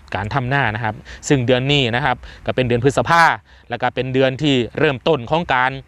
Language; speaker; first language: Thai; non-native, local second language; Northeastern Thai